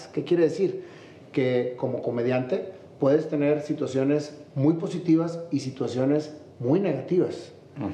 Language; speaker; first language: Spanish; native; Spanish